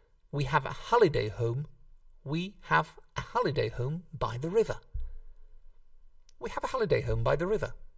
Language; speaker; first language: English; non-native, fluent; Hungarian